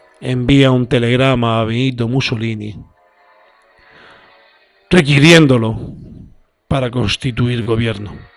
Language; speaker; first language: Spanish; native; Spanish